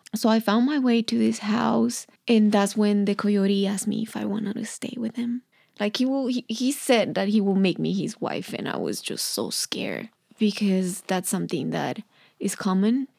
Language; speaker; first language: English; non-native, fluent; Spanish